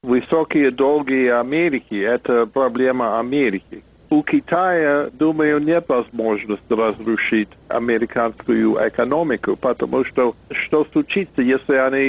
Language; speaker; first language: Russian; non-native, fluent; English